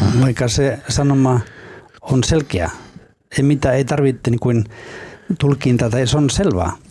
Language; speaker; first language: Finnish; non-native, fluent; Spanish